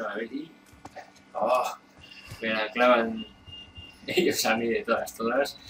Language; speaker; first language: Spanish; native; Spanish